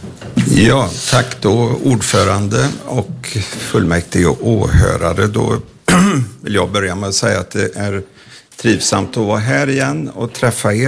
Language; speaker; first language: Swedish; native; Swedish